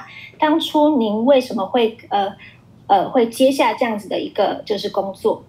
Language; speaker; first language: Chinese; native; Chinese